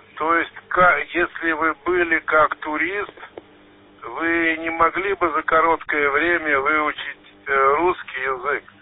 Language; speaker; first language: Russian; native; Russian